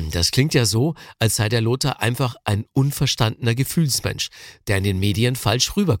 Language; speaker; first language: German; native; German